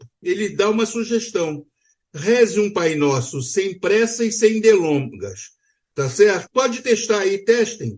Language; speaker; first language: Portuguese; native; Portuguese